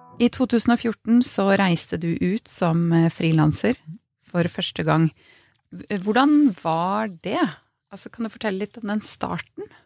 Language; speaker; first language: Norwegian; native; Norwegian